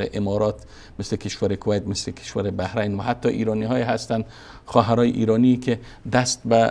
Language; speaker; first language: Persian; native; Persian